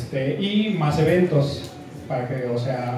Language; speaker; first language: Spanish; native; Spanish